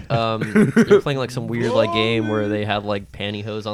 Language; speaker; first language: English; early bilingual, other home language; Spanish